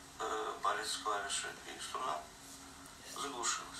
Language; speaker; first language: Russian; native; Russian